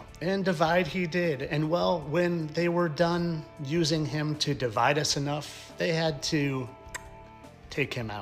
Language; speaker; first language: English; native; English